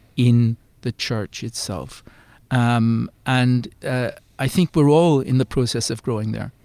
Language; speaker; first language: English; native; English